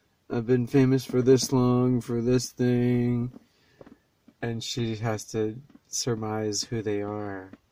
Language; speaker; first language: English; native; English